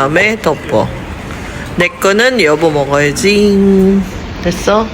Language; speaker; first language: Korean; non-native, fluent; Filipino